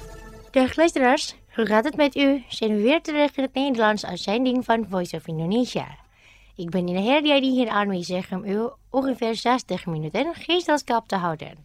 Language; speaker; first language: Dutch; non-native, fluent; Indonesian